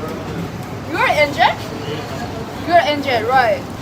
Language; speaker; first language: English; non-native, learner; Korean